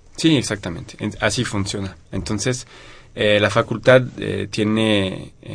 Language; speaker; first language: Spanish; non-native, fluent; French